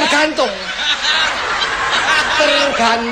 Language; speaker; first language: Indonesian; non-native, local second language; Javanese